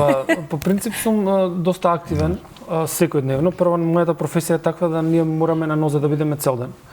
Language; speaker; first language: Macedonian; native; Macedonian